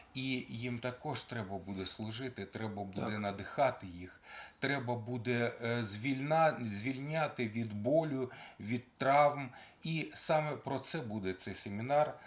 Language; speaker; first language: Ukrainian; native; Ukrainian